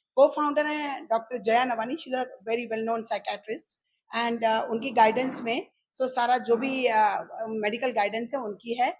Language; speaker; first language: Hindi; native; Hindi